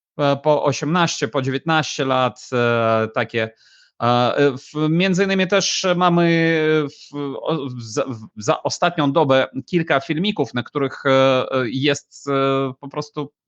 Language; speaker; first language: Polish; non-native, fluent; Ukrainian